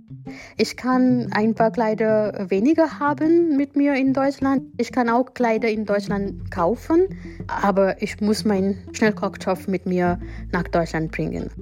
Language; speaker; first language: German; non-native, fluent; Gujarati